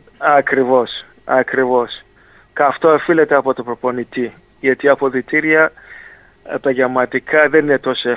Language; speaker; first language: Greek; non-native, fluent; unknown